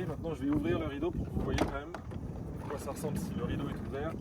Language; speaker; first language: French; native; French